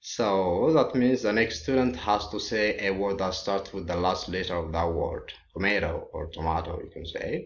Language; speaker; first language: English; non-native, local second language; Amharic